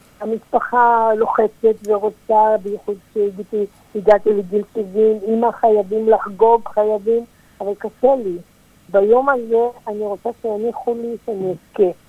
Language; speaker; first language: Hebrew; early bilingual, other home language; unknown